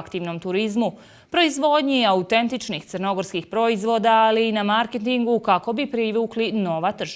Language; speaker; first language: Bosnian; native; Bosnian